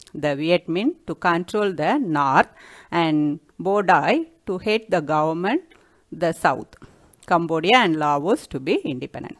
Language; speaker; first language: English; non-native, local second language; Tamil